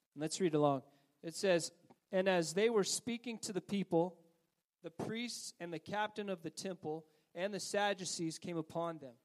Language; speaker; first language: English; native; English